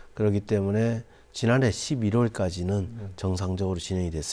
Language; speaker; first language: Korean; native; Korean